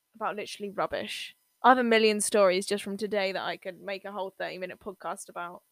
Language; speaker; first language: English; native; English